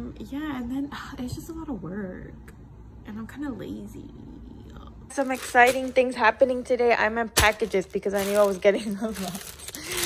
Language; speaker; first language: English; early bilingual, other home language; Spanish